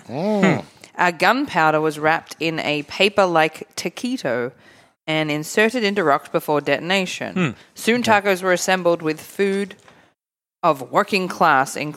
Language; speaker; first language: English; native; English